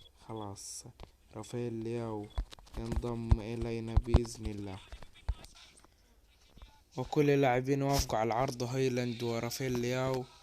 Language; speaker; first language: Arabic; native; Arabic